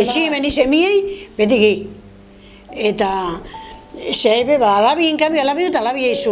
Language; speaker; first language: Basque; native; Basque